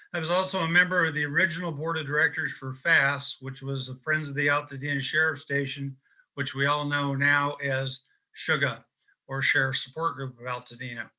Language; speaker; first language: English; native; English